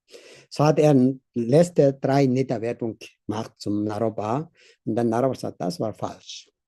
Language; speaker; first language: German; non-native, learner; Tibetan